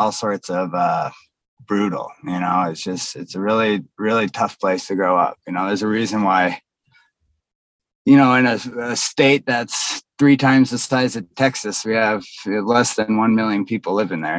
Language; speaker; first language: English; native; English